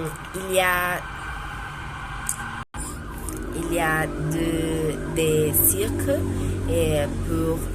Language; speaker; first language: French; non-native, learner; Spanish